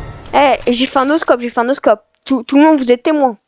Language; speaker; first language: French; native; French